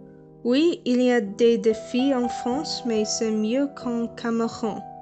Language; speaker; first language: French; non-native, learner; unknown